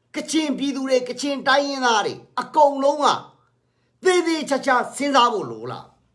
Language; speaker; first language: Burmese; non-native, local second language; Kachin